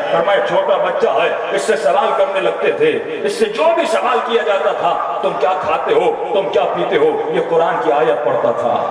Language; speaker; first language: Urdu; non-native, local second language; Sindhi